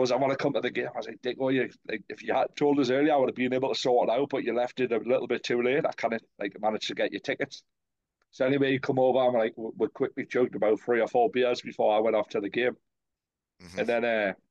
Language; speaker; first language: English; native; English